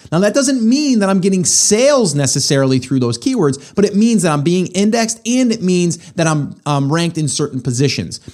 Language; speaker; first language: English; native; English